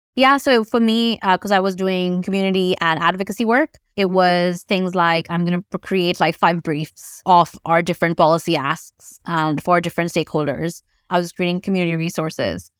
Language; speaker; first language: English; non-native, local second language; Urdu